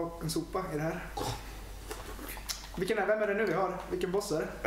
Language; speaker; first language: Swedish; native; Swedish